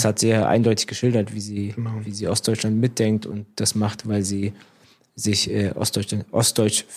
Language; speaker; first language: German; early bilingual, other home language; Turkish